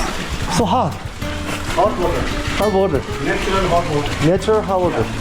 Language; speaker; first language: English; non-native, learner; Korean